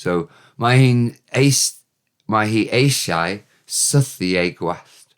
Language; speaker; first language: Welsh; non-native, learner; English